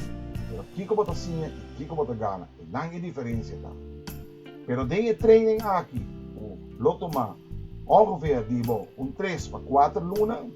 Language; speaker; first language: Portuguese; non-native, learner; Papiamento